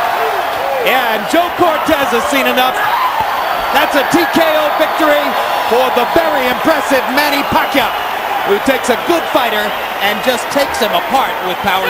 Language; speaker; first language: English; native; English